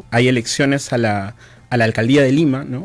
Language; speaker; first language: Spanish; native; Spanish